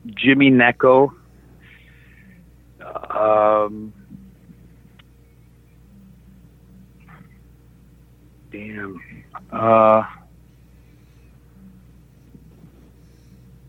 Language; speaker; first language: English; native; English